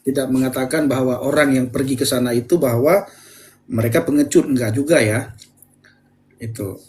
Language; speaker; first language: Indonesian; native; Indonesian